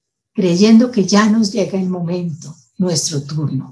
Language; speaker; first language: Spanish; native; Spanish